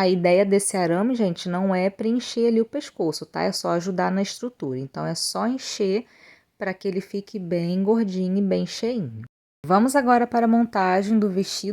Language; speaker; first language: Portuguese; native; Portuguese